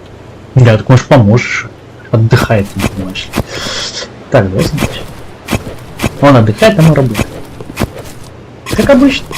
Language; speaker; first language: Russian; native; Russian